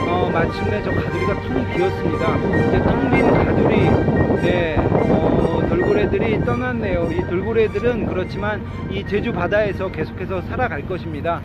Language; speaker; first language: Korean; native; Korean